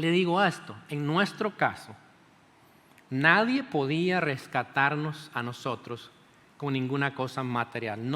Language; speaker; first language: Spanish; native; Spanish